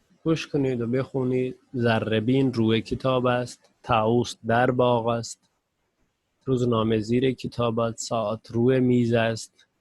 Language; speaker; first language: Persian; non-native, fluent; Urdu